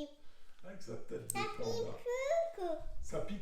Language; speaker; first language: French; native; French